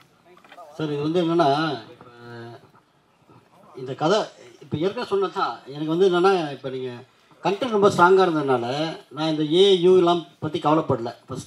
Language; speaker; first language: Tamil; native; Tamil